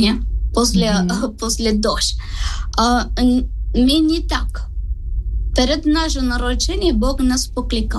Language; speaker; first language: Ukrainian; non-native, learner; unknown